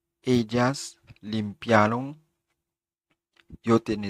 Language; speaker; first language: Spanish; non-native, fluent; Haitian Creole